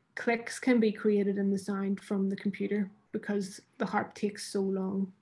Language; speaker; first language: English; native; English